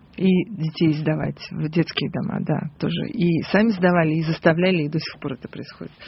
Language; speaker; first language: Russian; native; Russian